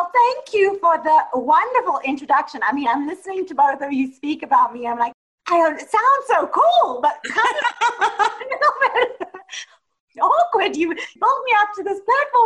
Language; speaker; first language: English; native; English